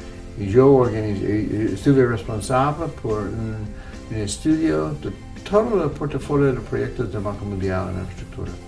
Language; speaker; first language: Spanish; non-native, fluent; English